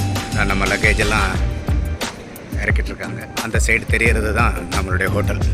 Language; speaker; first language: Tamil; native; Tamil